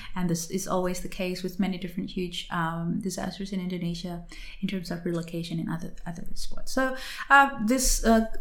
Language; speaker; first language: English; non-native, fluent; Indonesian